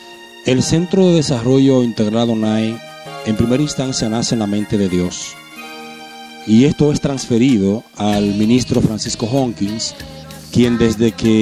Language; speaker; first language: Spanish; native; Spanish